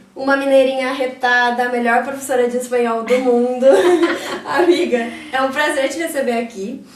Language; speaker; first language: Portuguese; native; Portuguese